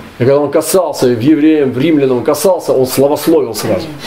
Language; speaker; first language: Russian; native; Russian